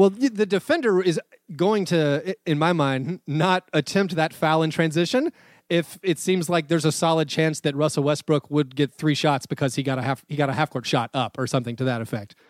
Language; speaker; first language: English; native; English